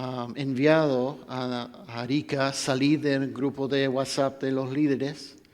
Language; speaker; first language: Spanish; non-native, fluent; English